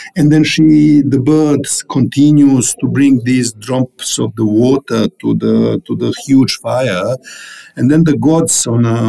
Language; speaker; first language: English; non-native, fluent; Bosnian